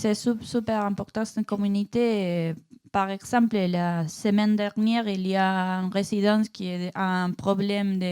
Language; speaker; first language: French; non-native, learner; Spanish